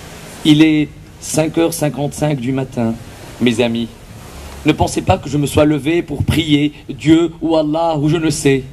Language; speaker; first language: French; non-native, local second language; Arabic